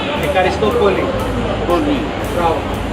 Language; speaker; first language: Greek; early bilingual, heritage; English